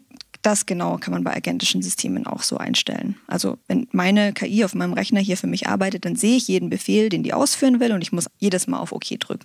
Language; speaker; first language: German; native; German